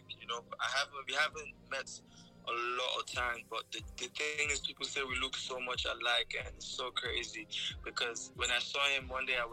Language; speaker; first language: English; non-native, local second language; Yoruba